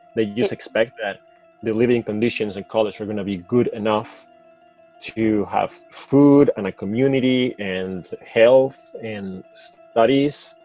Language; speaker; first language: English; non-native, fluent; Spanish